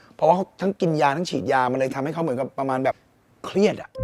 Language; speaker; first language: Thai; native; Thai